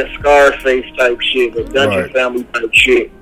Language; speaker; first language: English; native; English